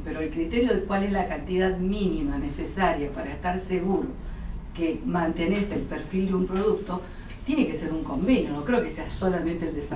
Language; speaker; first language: Spanish; native; Spanish